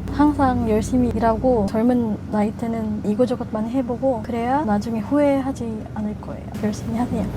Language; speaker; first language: Korean; non-native, fluent; Indonesian